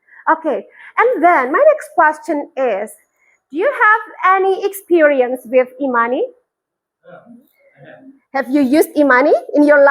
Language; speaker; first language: English; non-native, fluent; Indonesian